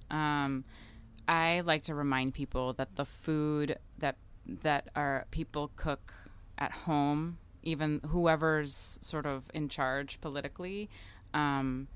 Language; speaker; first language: English; early bilingual, other home language; Russian